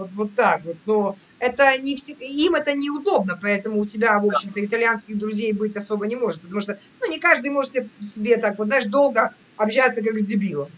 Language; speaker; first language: Russian; native; Russian